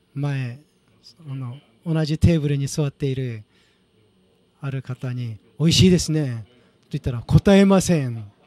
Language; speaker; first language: Japanese; non-native, fluent; Korean